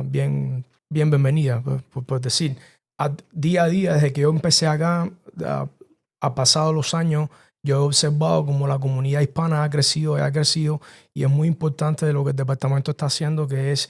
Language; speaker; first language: Spanish; early bilingual, other home language; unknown